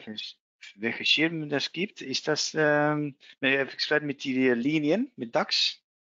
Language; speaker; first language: German; non-native, learner; Dutch